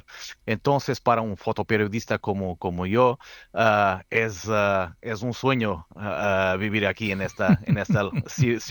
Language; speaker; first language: Spanish; non-native, fluent; Portuguese